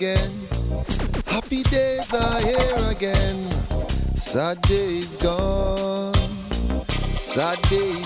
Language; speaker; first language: English; non-native, fluent; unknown